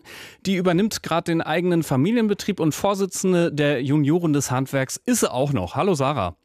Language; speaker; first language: German; native; German